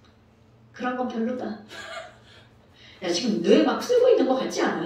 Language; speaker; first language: Korean; native; Korean